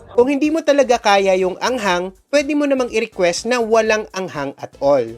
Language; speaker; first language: Filipino; native; Filipino